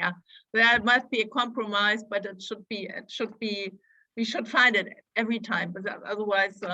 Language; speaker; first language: English; non-native, fluent; German